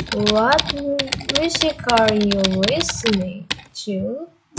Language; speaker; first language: English; non-native, learner; Indonesian